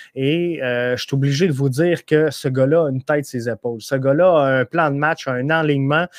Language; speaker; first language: French; native; French